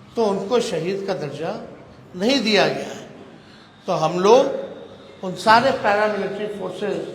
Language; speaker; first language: Hindi; native; Hindi